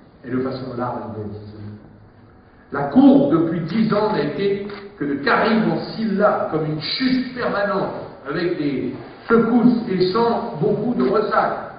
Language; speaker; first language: French; native; French